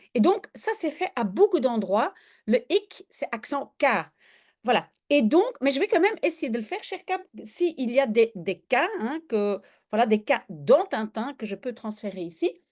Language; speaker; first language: French; native; French